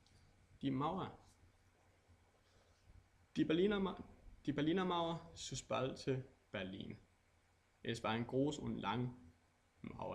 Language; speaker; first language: German; non-native, learner; Danish